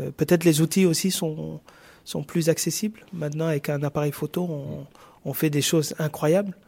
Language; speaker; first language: French; non-native, local second language; Wolof